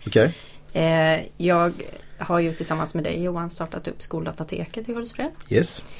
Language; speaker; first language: Swedish; native; Swedish